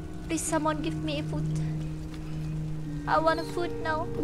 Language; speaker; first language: English; non-native, local second language; Malay